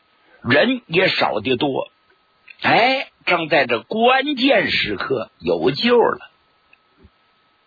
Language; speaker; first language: Chinese; native; Chinese